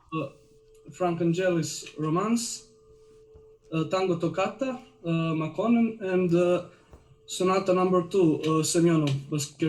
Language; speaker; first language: English; non-native, learner; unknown